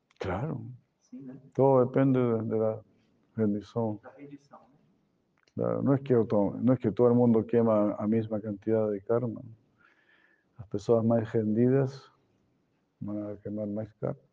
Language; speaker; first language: Portuguese; non-native, fluent; Spanish